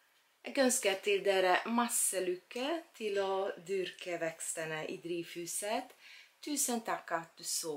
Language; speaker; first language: Swedish; non-native, learner; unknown